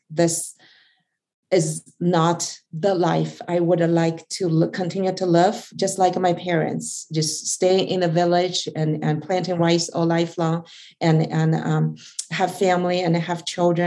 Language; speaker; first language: English; non-native, fluent; Chinese